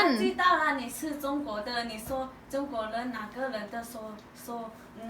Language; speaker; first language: Chinese; non-native, learner; Lao